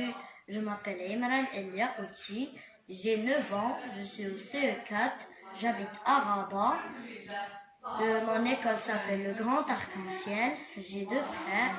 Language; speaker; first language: French; non-native, local second language; Arabic